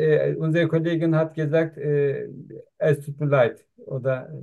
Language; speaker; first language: German; non-native, learner; Turkish